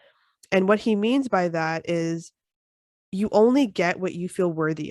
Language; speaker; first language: English; native; English